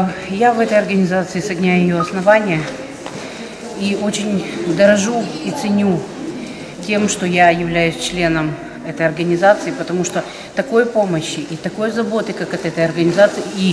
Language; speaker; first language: Russian; native; Russian